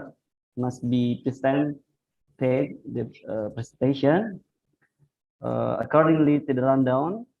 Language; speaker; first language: English; non-native, fluent; Indonesian